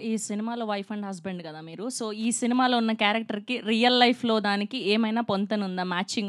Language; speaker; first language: Telugu; native; Telugu